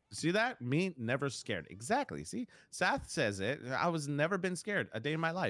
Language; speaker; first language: English; native; English